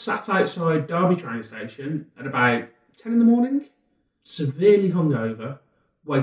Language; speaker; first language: English; native; English